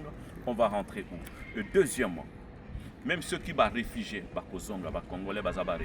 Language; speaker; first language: French; non-native, local second language; Lingala